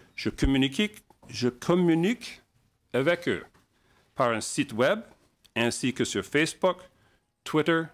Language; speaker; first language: French; non-native, local second language; English